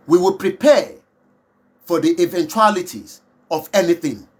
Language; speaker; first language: English; non-native, local second language; Yoruba